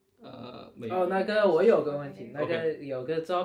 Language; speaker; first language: Chinese; early bilingual, heritage; Chinese